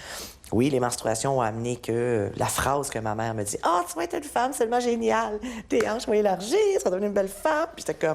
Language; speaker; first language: French; native; French